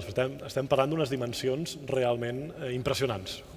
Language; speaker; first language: Catalan; native; Catalan